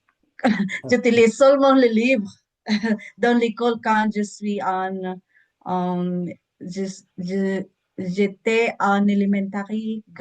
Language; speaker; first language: French; non-native, learner; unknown